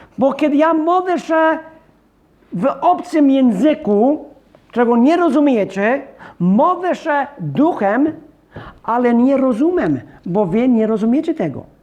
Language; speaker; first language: Polish; non-native, fluent; English